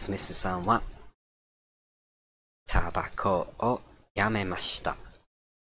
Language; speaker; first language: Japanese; non-native, learner; English